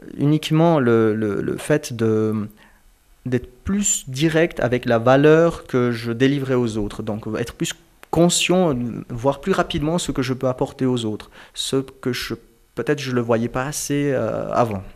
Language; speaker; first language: French; early bilingual, other home language; Turkish